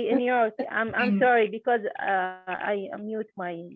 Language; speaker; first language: English; non-native, learner; Arabic